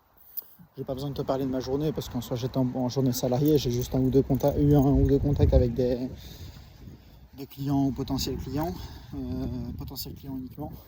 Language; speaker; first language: French; native; French